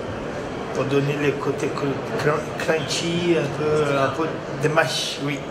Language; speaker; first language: French; non-native, learner; Portuguese